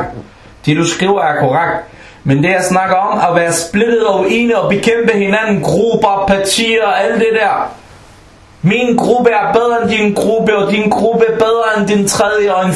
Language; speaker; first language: Danish; non-native, local second language; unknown